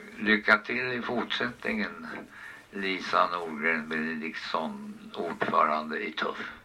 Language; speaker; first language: Swedish; native; Swedish